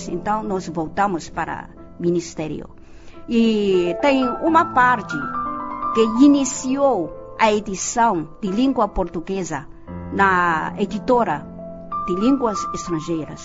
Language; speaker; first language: Portuguese; non-native, fluent; Chinese